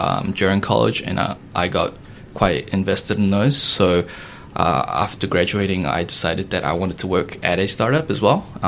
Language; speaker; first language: English; native; English